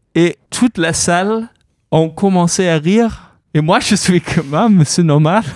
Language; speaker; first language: French; non-native, fluent; Danish